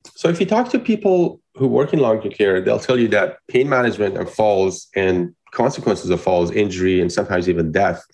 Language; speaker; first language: English; non-native, fluent; Persian